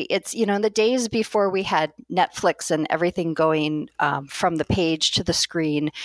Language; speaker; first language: English; native; English